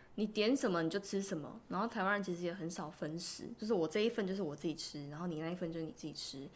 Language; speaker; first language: Chinese; native; Chinese